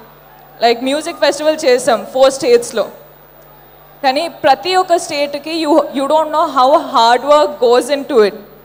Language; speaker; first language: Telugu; non-native, local second language; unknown